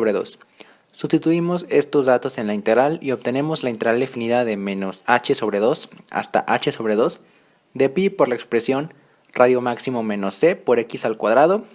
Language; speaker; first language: Spanish; native; Spanish